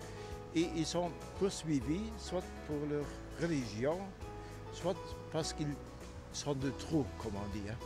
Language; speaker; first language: French; non-native, local second language; Luxembourgish